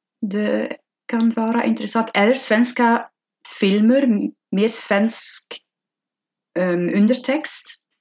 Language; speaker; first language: Swedish; non-native, fluent; Dutch